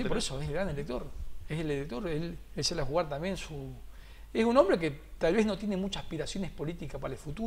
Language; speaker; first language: Spanish; native; Spanish